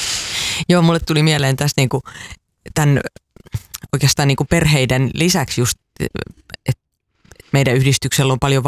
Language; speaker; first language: Finnish; native; Finnish